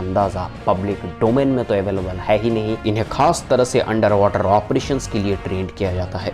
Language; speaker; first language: Hindi; native; Hindi